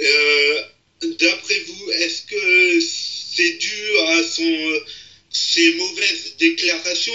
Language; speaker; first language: French; native; French